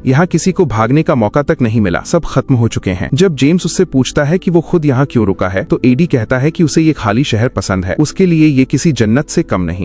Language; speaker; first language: Hindi; native; Hindi